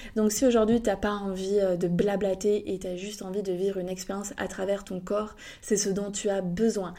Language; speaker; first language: French; native; French